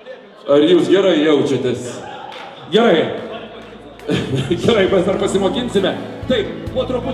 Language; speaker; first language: Lithuanian; native; Lithuanian